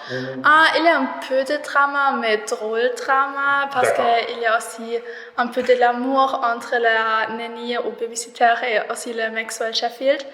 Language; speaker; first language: French; non-native, learner; German